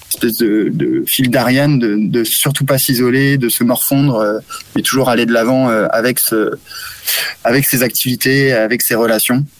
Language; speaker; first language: French; native; French